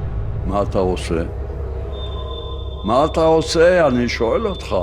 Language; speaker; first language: Hebrew; non-native, fluent; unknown